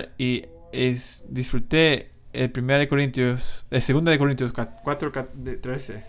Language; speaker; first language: Spanish; non-native, fluent; English